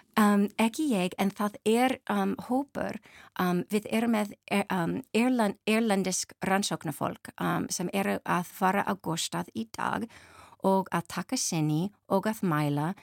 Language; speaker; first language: Icelandic; non-native, learner; English